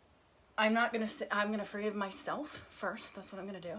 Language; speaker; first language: English; native; English